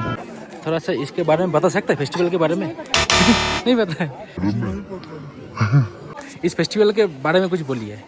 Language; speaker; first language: Hindi; non-native, local second language; Bangla